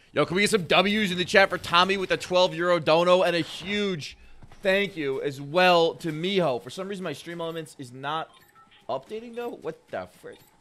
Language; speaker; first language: English; native; English